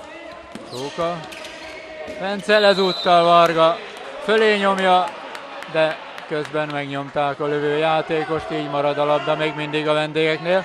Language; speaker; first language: Hungarian; native; Hungarian